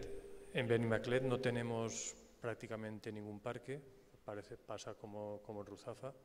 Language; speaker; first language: Spanish; native; Spanish